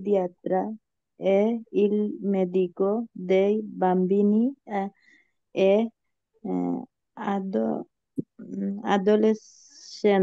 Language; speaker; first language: Italian; non-native, learner; Bangla